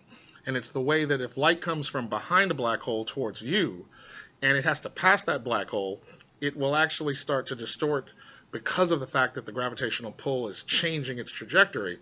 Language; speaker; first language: English; native; English